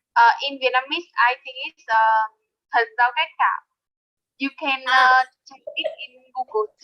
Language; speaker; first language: English; non-native, learner; Vietnamese